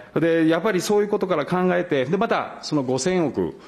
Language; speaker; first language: Japanese; native; Japanese